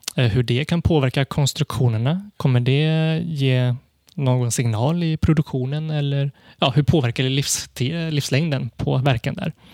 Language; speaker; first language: Swedish; early bilingual, other home language; Cantonese